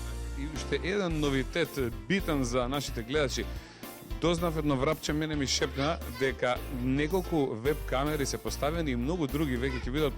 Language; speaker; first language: Macedonian; native; Macedonian